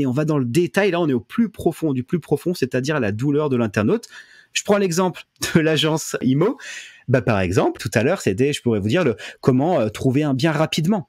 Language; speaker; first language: French; native; French